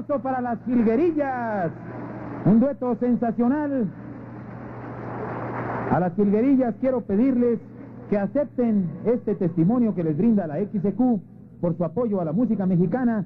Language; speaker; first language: Spanish; native; Spanish